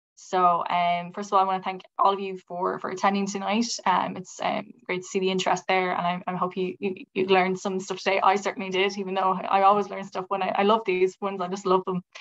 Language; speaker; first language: English; native; English